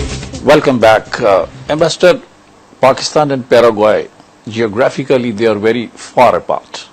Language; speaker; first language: English; non-native, local second language; Urdu